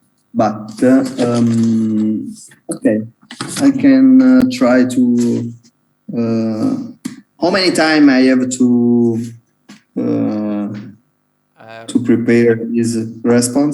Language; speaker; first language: English; non-native, learner; Italian